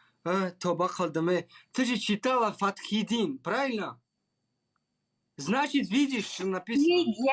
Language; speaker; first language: Russian; non-native, learner; Tajik